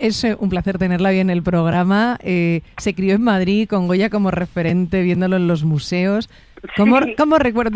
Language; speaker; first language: Spanish; native; Spanish